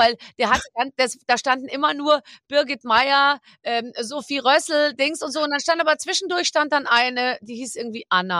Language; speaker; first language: German; native; German